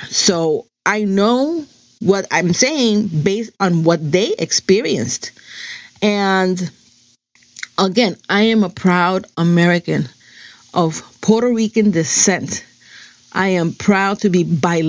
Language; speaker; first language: English; early bilingual, other home language; Spanish